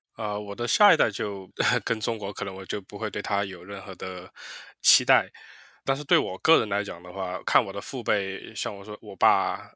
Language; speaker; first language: Chinese; native; Chinese